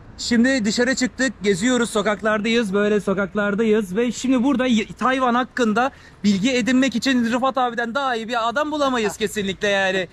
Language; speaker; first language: Turkish; native; Turkish